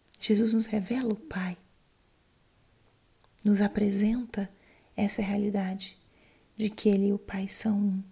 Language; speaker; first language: Portuguese; native; Portuguese